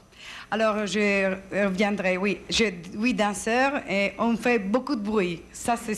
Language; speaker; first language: French; non-native, fluent; Italian